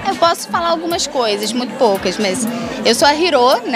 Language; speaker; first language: Portuguese; native; Portuguese